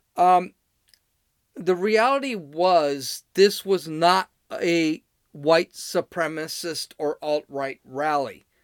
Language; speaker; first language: English; native; English